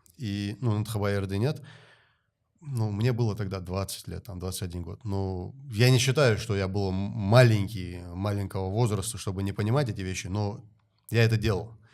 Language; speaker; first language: Russian; non-native, local second language; Ingush